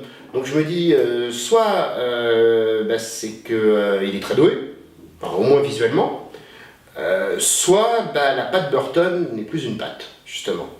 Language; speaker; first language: French; native; French